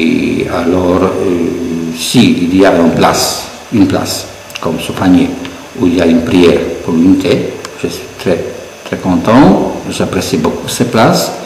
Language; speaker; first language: French; non-native, fluent; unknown